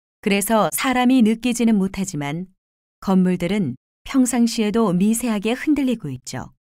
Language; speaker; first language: Korean; native; Korean